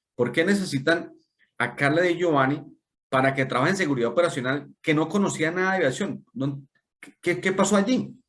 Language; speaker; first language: Spanish; native; Spanish